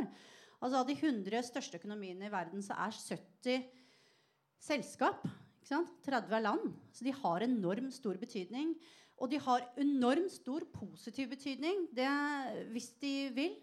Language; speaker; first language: Norwegian; native; Norwegian